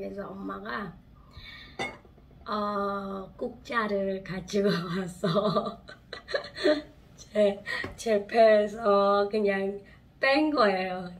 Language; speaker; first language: Korean; non-native, fluent; Khmer